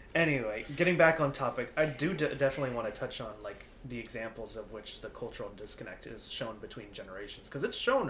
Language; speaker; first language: English; early bilingual, other home language; Spanish